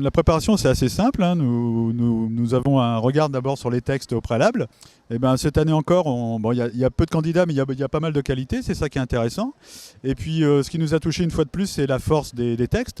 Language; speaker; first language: French; native; French